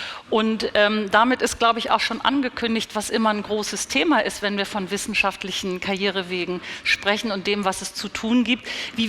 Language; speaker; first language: German; native; German